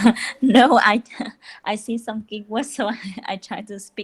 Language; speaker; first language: English; non-native, learner; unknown